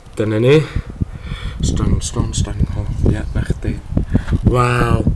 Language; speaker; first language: Welsh; native; Welsh